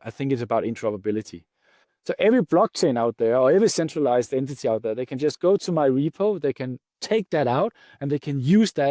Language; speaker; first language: English; non-native, fluent; Danish